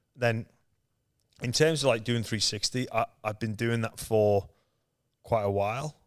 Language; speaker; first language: English; native; English